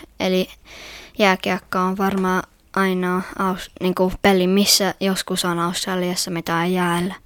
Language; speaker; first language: Finnish; early bilingual, heritage; Finnish